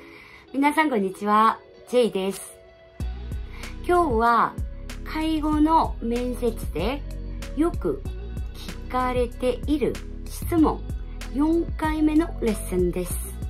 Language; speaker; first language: Japanese; non-native, fluent; Korean